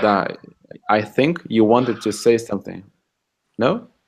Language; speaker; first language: English; non-native, fluent; Russian